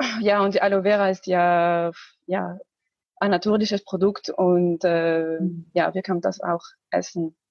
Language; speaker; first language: German; non-native, learner; Arabic